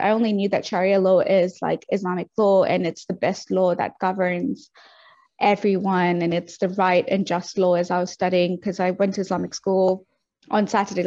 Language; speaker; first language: English; native; English